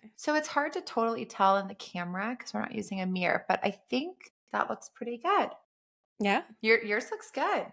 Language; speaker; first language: English; native; English